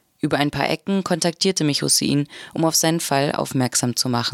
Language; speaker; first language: German; native; German